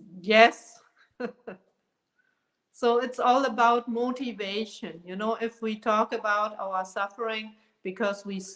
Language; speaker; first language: English; non-native, fluent; German